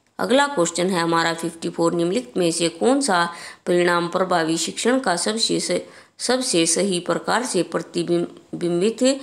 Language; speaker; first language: Hindi; native; Hindi